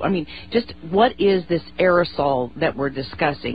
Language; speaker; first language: English; native; English